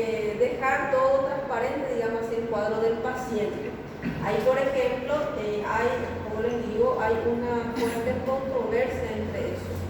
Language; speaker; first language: Spanish; native; Spanish